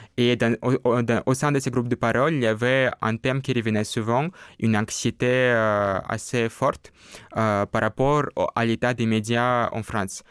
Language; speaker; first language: French; non-native, fluent; Russian